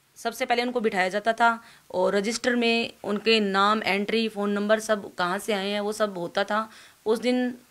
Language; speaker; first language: Hindi; native; Hindi